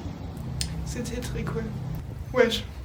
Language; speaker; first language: French; non-native, learner; German